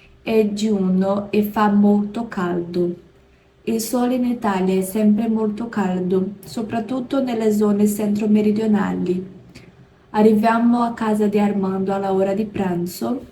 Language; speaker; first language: Italian; non-native, learner; Portuguese